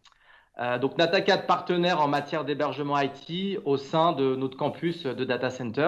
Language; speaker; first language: French; native; French